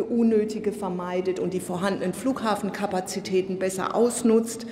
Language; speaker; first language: German; native; German